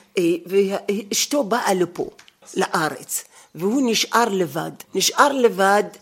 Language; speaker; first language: Hebrew; non-native, fluent; Arabic